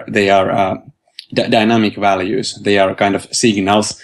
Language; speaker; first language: English; non-native, fluent; Finnish